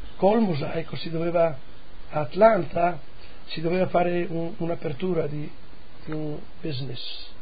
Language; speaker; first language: Italian; non-native, local second language; Friulian